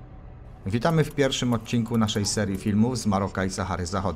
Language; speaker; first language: Polish; native; Polish